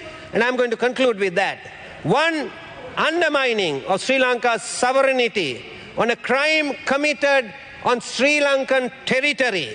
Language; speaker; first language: English; non-native, local second language; Sinhala